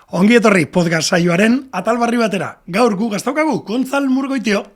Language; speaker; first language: Basque; native; Basque